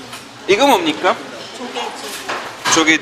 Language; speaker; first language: Korean; non-native, learner; French